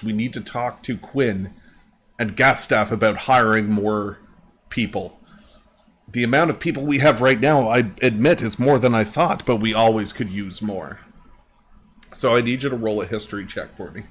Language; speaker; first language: English; native; English